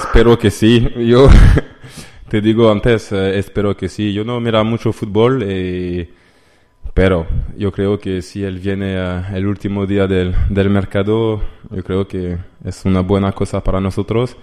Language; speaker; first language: Spanish; non-native, learner; French